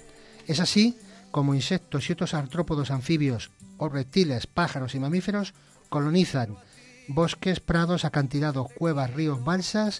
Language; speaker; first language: Spanish; native; Spanish